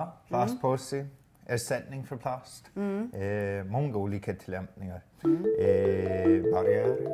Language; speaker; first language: Swedish; non-native, fluent; English